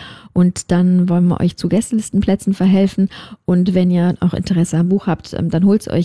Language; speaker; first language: German; native; German